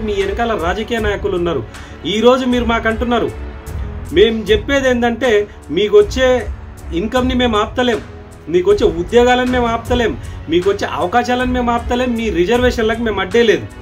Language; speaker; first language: Telugu; non-native, local second language; Lambadi